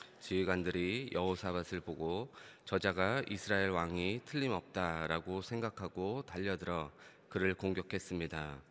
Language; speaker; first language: Korean; native; Korean